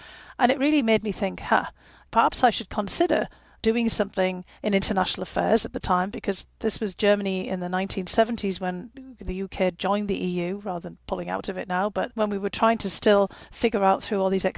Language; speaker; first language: English; native; English